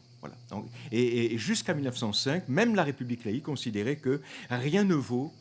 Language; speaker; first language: French; native; French